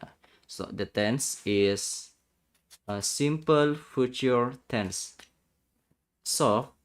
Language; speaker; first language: English; non-native, learner; Indonesian